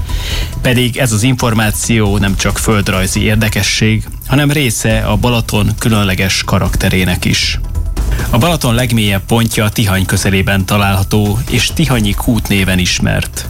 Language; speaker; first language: Hungarian; native; Hungarian